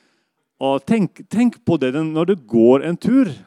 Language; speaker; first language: Swedish; non-native, learner; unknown